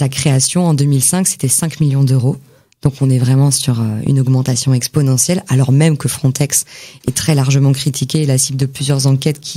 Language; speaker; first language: French; native; French